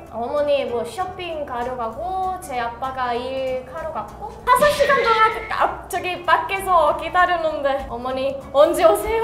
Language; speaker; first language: Korean; non-native, learner; Italian